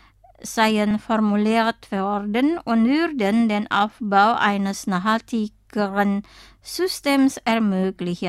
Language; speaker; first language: German; non-native, fluent; Indonesian